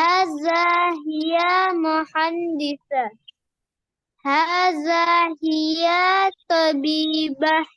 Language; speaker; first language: Arabic; non-native, learner; Urdu